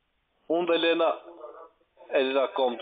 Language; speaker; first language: German; non-native, learner; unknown